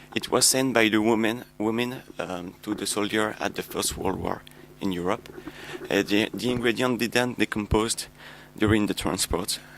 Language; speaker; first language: English; non-native, learner; French